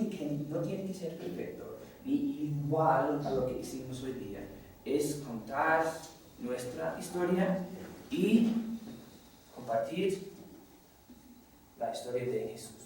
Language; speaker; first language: Spanish; non-native, fluent; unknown